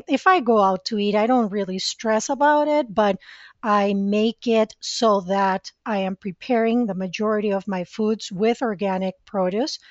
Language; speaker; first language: English; non-native, fluent; Spanish